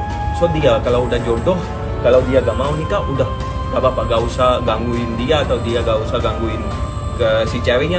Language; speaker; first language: Indonesian; non-native, fluent; Hindi